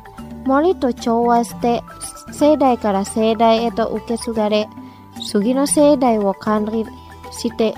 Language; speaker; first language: Japanese; non-native, fluent; Indonesian